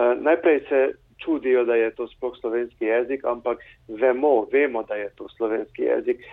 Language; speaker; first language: Slovenian; early bilingual, heritage; Slovenian